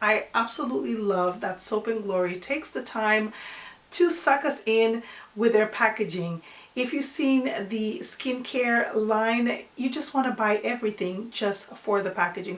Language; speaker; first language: English; non-native, fluent; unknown